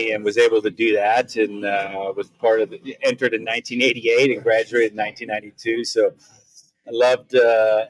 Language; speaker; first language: English; native; English